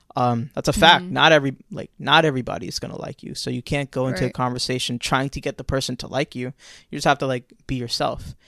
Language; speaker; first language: English; native; English